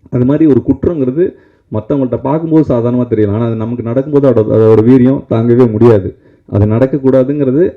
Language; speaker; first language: Tamil; native; Tamil